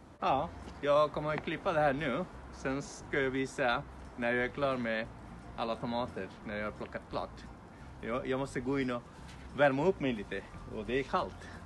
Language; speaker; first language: Swedish; non-native, fluent; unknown